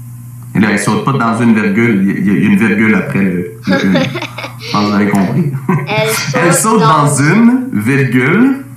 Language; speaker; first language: French; native; French